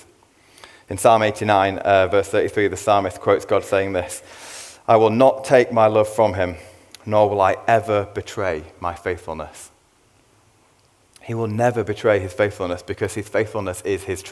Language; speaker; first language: English; native; English